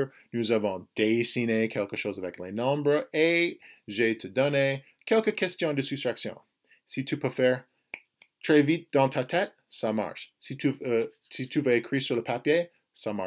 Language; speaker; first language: French; non-native, fluent; English